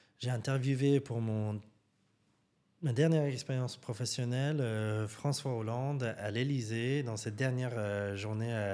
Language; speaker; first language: French; non-native, fluent; Persian